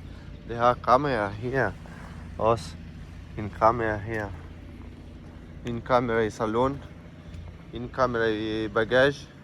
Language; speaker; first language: Danish; non-native, learner; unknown